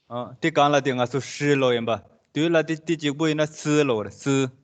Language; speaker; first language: Chinese; non-native, local second language; Tibetan